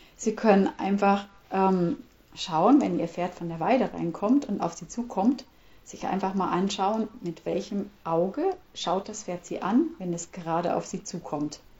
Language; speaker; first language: German; native; German